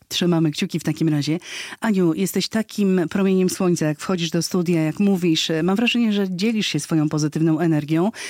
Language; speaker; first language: Polish; native; Polish